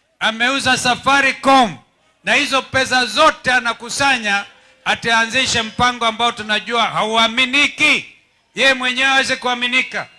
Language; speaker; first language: Swahili; non-native, local second language; Kamba